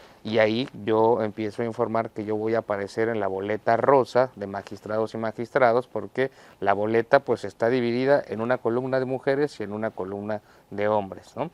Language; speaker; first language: Spanish; native; Spanish